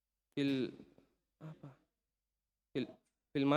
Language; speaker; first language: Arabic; non-native, learner; Indonesian